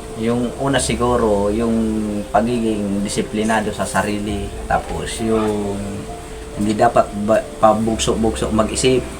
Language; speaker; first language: Filipino; non-native, local second language; Bikol